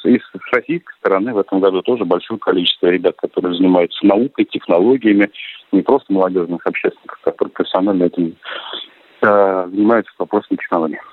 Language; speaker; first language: Russian; native; Russian